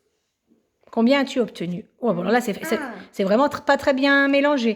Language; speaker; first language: French; native; French